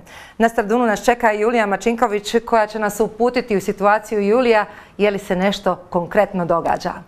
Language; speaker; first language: Serbian; native; Serbian